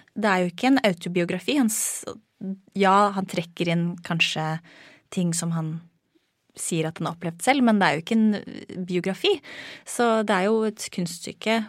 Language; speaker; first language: Norwegian; non-native, fluent; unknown